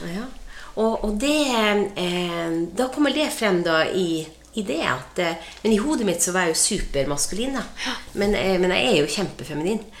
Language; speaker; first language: Norwegian; native; Norwegian